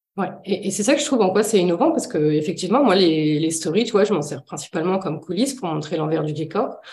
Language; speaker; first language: French; native; French